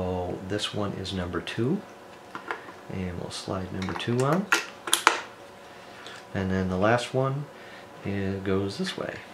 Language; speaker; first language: English; native; English